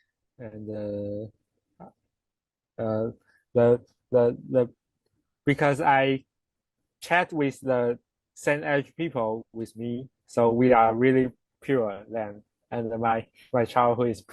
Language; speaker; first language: English; non-native, learner; Chinese